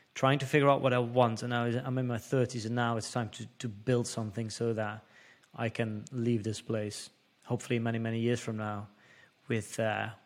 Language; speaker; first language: English; non-native, fluent; Dutch